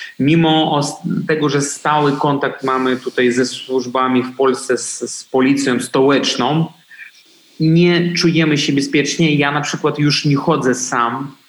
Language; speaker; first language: Polish; non-native, fluent; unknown